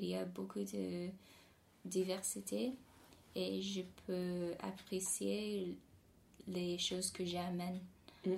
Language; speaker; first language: French; non-native, fluent; English